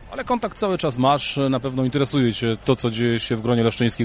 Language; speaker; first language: Polish; native; Polish